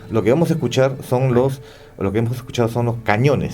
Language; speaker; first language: Spanish; native; Spanish